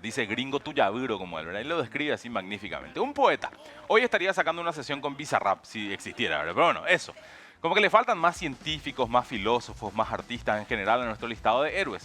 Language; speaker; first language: Spanish; native; Spanish